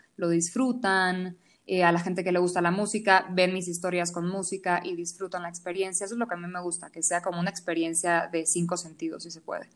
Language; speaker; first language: Spanish; native; Spanish